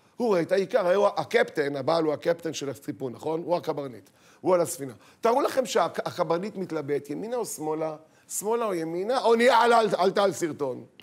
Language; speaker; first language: Hebrew; native; Hebrew